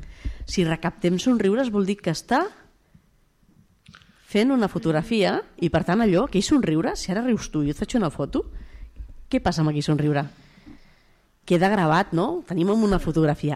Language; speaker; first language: Catalan; native; Catalan